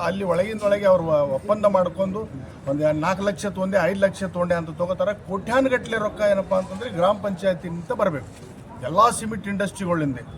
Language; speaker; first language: Kannada; native; Kannada